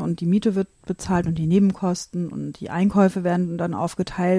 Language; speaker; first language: German; native; German